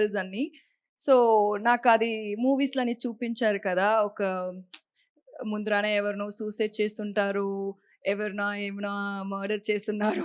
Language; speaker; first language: Telugu; non-native, learner; Tamil